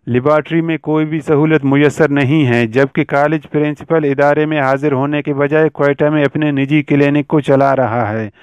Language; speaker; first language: Urdu; non-native, local second language; Baluchi